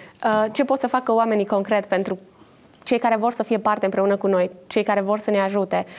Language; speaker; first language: Romanian; native; Romanian